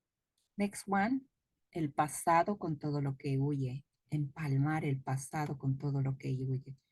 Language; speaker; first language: Spanish; native; Spanish